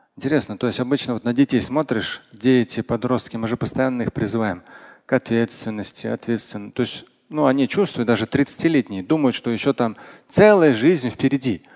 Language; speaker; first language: Russian; non-native, local second language; Tatar